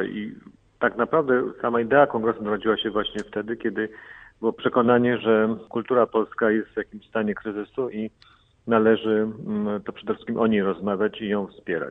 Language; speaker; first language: Polish; native; Polish